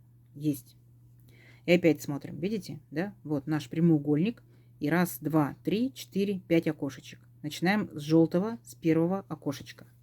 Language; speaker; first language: Russian; native; Russian